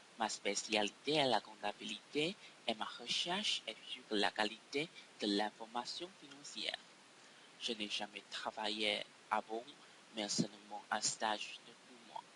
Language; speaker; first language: French; non-native, learner; Chinese